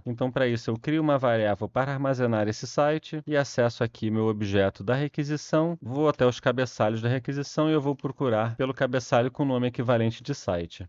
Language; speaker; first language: Portuguese; native; Portuguese